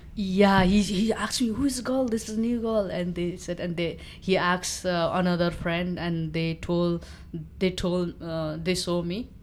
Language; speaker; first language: English; non-native, local second language; Nepali